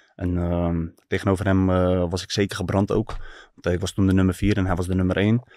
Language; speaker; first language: Dutch; early bilingual, other home language; Turkish